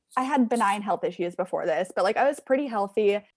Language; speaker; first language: English; native; English